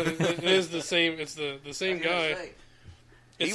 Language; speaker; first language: English; native; English